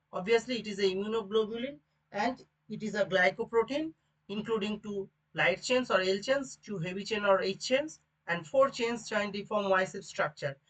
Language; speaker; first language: English; non-native, local second language; Bangla